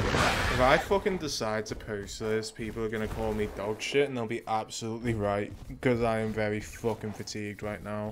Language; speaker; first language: English; native; English